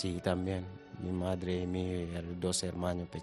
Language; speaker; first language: Spanish; non-native, learner; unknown